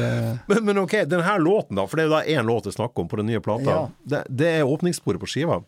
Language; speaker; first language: Norwegian; native; Norwegian